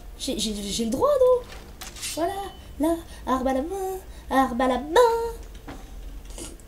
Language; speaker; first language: French; native; French